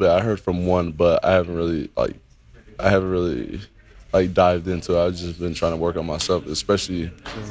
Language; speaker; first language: English; native; English